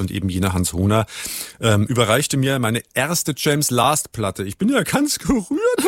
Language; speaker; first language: German; native; German